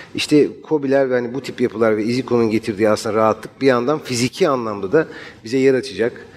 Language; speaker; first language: Turkish; native; Turkish